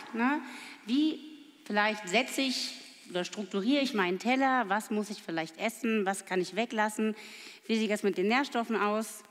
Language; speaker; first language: German; native; German